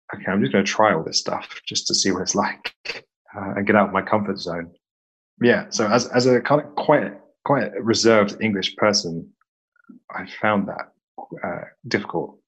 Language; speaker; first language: English; native; English